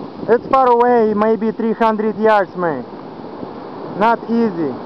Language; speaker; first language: English; non-native, learner; Russian